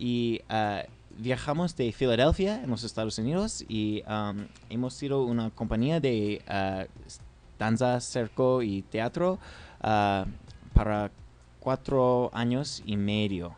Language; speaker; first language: Spanish; non-native, learner; English